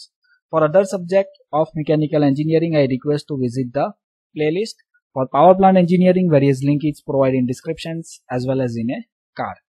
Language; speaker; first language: English; non-native, local second language; Gujarati